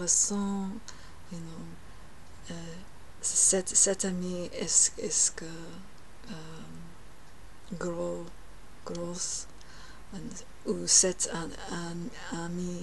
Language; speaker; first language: French; non-native, learner; English